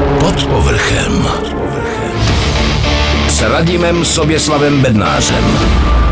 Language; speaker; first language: Czech; non-native, learner; Arabic